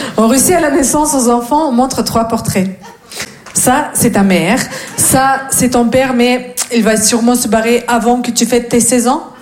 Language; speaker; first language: French; non-native, fluent; Russian